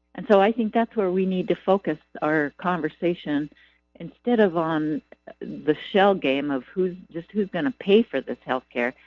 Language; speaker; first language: English; native; English